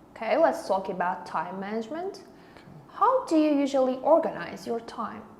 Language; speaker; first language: English; non-native, fluent; Azerbaijani